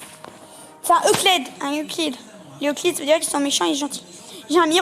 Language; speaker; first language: French; native; French